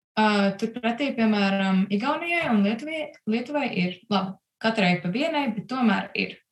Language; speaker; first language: Latvian; early bilingual, heritage; Latvian